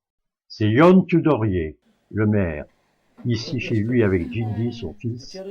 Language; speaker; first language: French; native; French